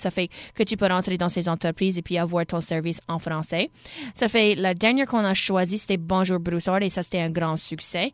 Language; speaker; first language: French; native; French